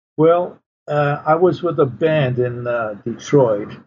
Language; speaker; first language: English; early bilingual, other home language; Polish